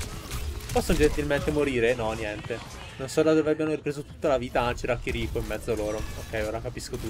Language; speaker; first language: Italian; native; Italian